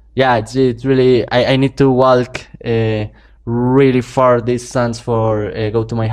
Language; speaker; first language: English; non-native, learner; Spanish